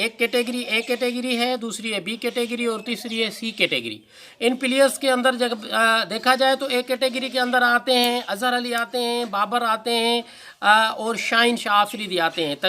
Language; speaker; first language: Urdu; non-native, local second language; Sindhi